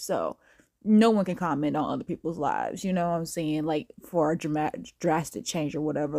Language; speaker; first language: English; native; English